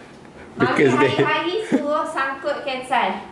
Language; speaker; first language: Malay; native; Malay